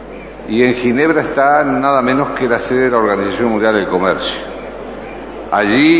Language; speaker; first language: Spanish; native; Spanish